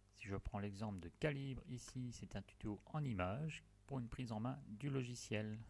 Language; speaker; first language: French; native; French